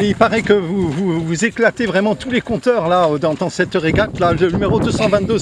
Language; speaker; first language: French; native; French